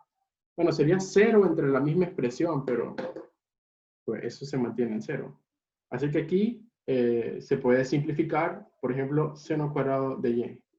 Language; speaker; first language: Spanish; native; Spanish